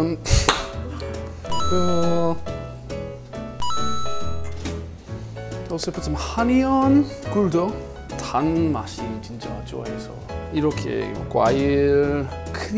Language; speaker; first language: Korean; non-native, learner; English